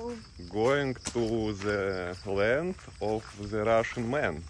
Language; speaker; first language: English; non-native, learner; Russian